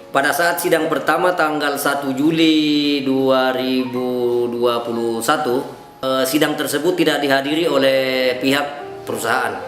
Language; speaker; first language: Indonesian; non-native, local second language; Buginese